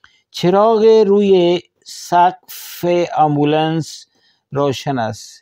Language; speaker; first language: Persian; non-native, fluent; Urdu